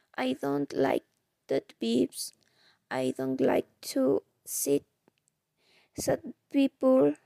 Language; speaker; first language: English; non-native, fluent; Spanish